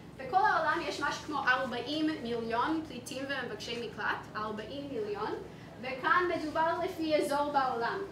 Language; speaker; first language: Hebrew; non-native, fluent; English